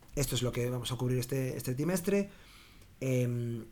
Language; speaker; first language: Spanish; native; Spanish